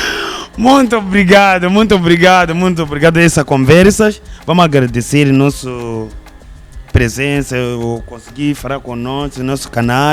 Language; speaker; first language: Portuguese; non-native, learner; Kinyarwanda